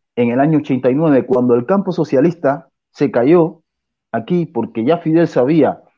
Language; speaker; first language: Spanish; native; Spanish